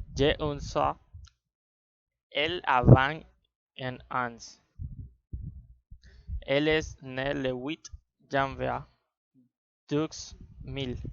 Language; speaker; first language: French; non-native, learner; Spanish